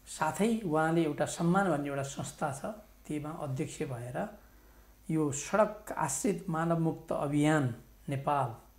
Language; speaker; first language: Nepali; native; Nepali